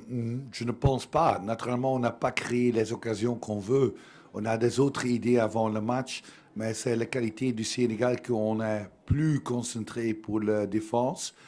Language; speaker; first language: French; non-native, learner; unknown